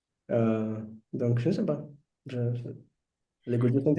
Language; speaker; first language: French; non-native, learner; Portuguese